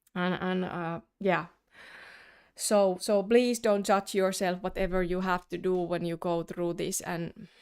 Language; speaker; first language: English; non-native, fluent; Finnish